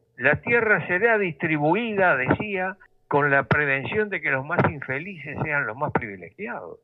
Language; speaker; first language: Spanish; native; Spanish